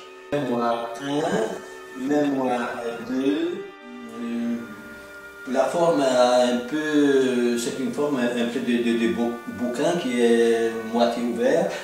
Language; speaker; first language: French; non-native, fluent; Polish